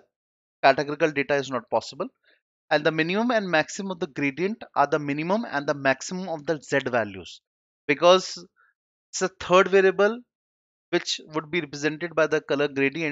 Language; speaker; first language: English; non-native, local second language; Hindi